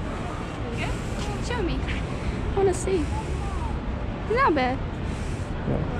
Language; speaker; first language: English; non-native, learner; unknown